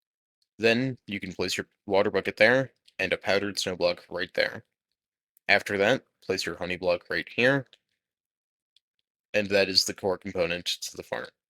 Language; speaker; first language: English; native; English